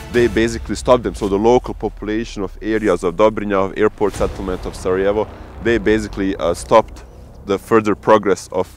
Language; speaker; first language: English; early bilingual, other home language; Bosnian